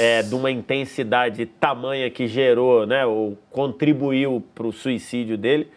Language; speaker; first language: Portuguese; native; Portuguese